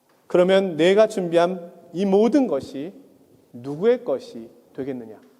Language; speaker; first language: Korean; native; Korean